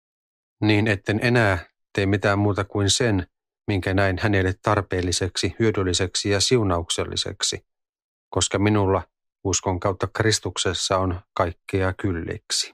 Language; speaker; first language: Finnish; native; Finnish